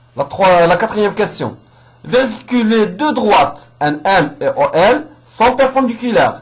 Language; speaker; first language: French; non-native, local second language; Arabic